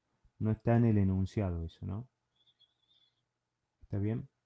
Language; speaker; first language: Spanish; native; Spanish